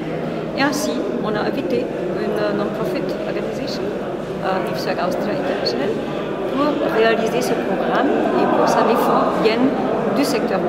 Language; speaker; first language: French; non-native, fluent; Spanish